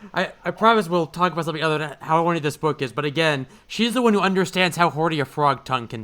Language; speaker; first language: English; native; English